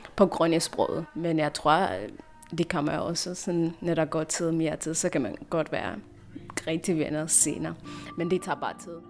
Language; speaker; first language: Danish; non-native, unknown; Tigrinya